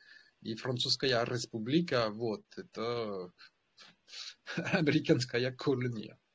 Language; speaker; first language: Russian; non-native, fluent; French